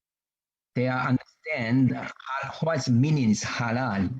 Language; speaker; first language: English; non-native, learner; Chinese